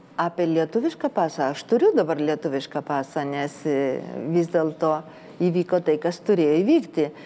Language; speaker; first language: Lithuanian; early bilingual, heritage; Lithuanian